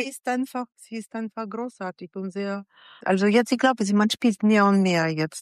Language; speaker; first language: German; non-native, fluent; Russian